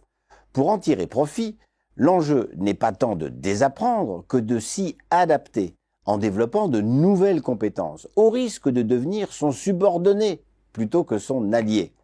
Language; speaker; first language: French; native; French